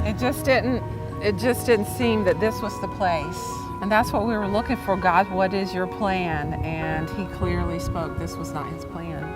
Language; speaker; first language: English; native; English